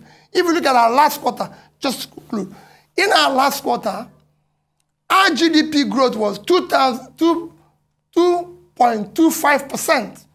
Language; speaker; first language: English; non-native, local second language; Igbo